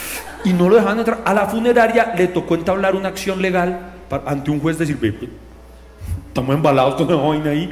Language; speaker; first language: Spanish; native; Spanish